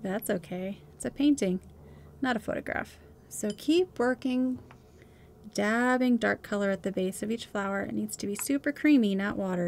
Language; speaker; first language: English; native; English